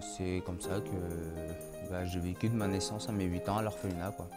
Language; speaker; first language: French; early bilingual, other home language; Latvian